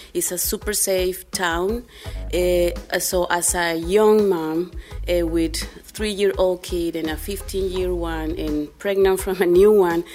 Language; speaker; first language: English; non-native, fluent; Spanish